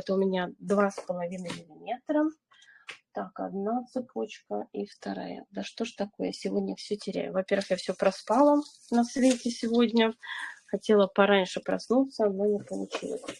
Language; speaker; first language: Russian; native; Russian